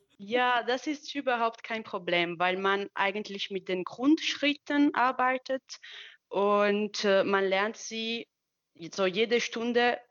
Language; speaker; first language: German; non-native, fluent; Italian